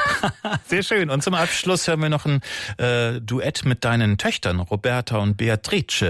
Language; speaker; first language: German; native; German